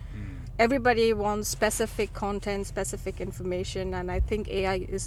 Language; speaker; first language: English; non-native, local second language; Tamil